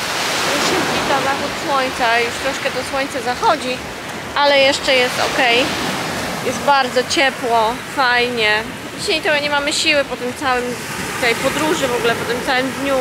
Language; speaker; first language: Polish; native; Polish